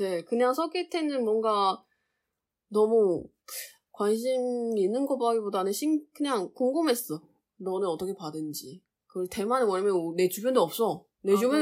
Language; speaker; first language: Korean; non-native, learner; Chinese